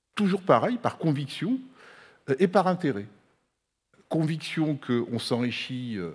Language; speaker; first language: French; non-native, local second language; Arabic